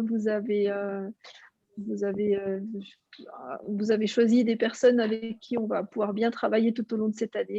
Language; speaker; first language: French; native; French